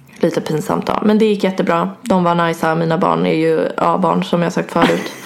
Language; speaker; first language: Swedish; native; Swedish